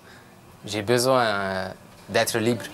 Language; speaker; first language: French; non-native, learner; Spanish